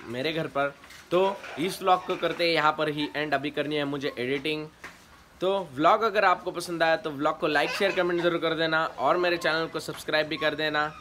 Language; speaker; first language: Hindi; non-native, local second language; Marathi